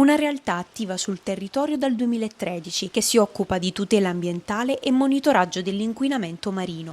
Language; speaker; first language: Italian; native; Italian